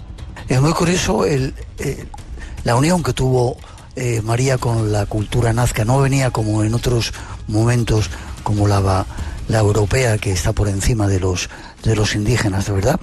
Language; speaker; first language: Spanish; native; Spanish